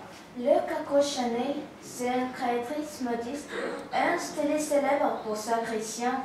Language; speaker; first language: French; non-native, learner; Russian